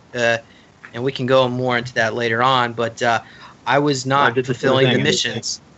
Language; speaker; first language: English; native; English